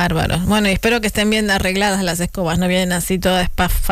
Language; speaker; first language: Spanish; native; Spanish